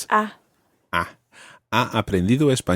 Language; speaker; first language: Spanish; non-native, fluent; English